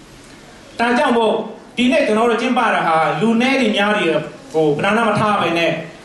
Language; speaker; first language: Burmese; non-native, local second language; Mon